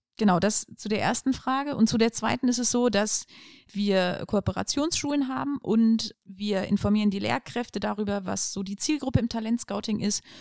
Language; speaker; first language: German; native; German